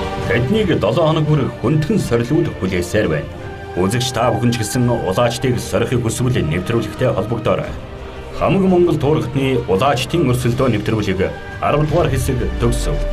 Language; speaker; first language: Mongolian; native; Mongolian